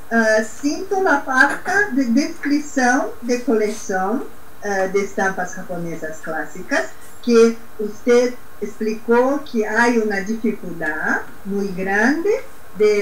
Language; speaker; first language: Spanish; non-native, learner; Portuguese